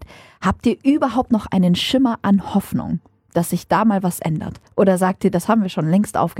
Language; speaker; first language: German; native; German